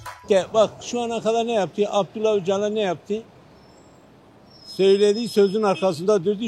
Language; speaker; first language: Turkish; non-native, local second language; Kurdish